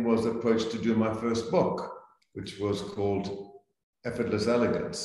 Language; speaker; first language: English; native; English